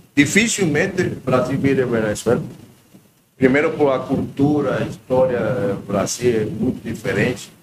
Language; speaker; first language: Portuguese; non-native, learner; Spanish